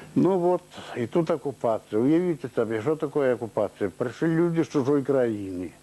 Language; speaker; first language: Russian; non-native, local second language; Belarusian